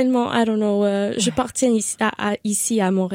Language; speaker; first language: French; non-native, local second language; Spanish